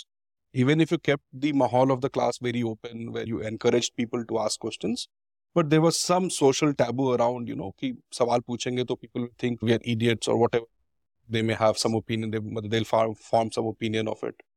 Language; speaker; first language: English; non-native, local second language; Hindi